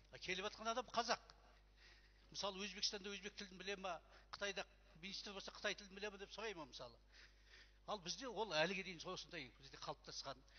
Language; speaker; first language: Kazakh; native; Kazakh